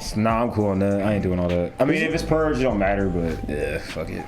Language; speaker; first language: English; native; English